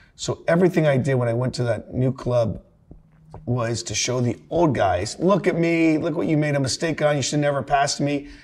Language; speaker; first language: English; native; English